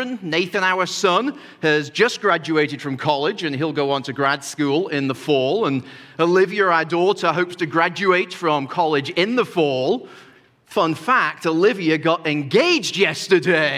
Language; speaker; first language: English; native; English